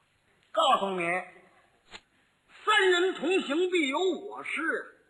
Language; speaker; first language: Chinese; native; Chinese